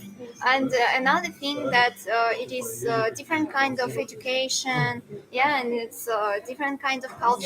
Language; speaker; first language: English; non-native, fluent; Russian